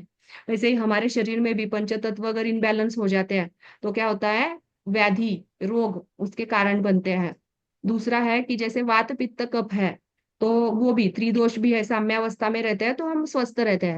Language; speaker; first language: Hindi; native; Hindi